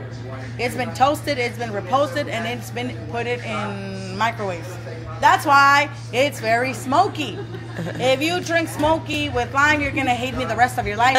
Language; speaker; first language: English; non-native, fluent; Spanish